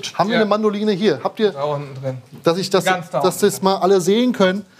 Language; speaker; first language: German; native; German